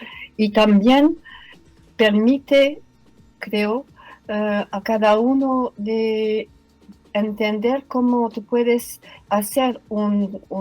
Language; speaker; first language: Spanish; non-native, fluent; French